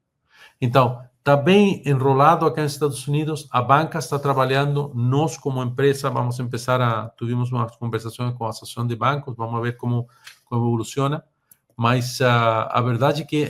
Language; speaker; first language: Portuguese; non-native, fluent; Spanish